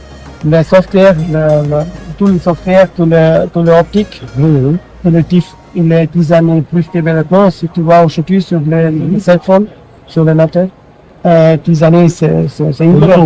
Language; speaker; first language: French; non-native, learner; German